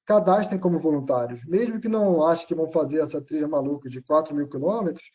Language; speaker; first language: Portuguese; native; Portuguese